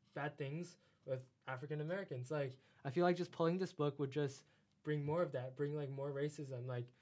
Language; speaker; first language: English; non-native, fluent; Chinese